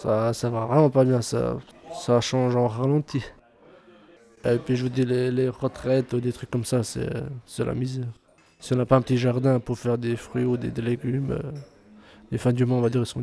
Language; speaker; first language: French; early bilingual, other home language; Bosnian